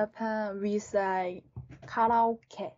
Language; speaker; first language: English; non-native, learner; Japanese